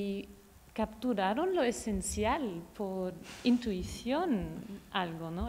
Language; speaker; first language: Spanish; non-native, fluent; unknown